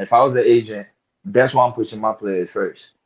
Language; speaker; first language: English; native; English